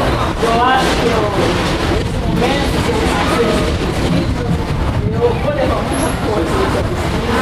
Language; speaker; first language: Portuguese; non-native, learner; Haitian Creole